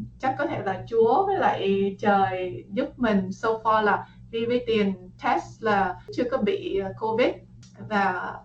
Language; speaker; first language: Vietnamese; early bilingual, heritage; Vietnamese